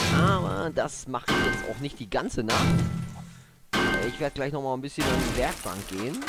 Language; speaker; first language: German; native; German